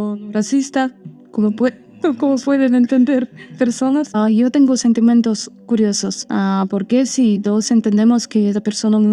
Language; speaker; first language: Spanish; non-native, learner; Armenian